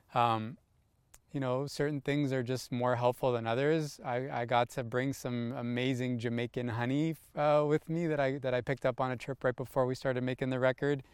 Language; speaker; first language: English; native; English